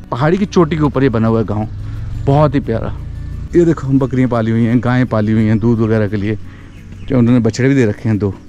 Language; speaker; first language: Hindi; native; Hindi